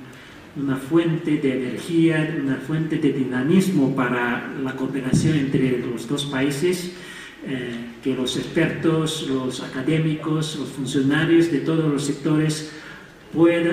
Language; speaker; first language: Spanish; non-native, fluent; Chinese